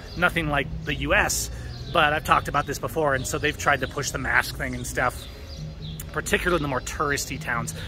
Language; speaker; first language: English; native; English